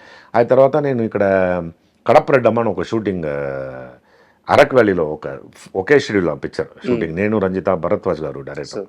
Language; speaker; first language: Telugu; non-native, fluent; Tamil